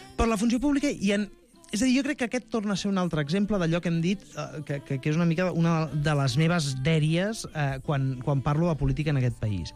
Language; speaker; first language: Catalan; native; Catalan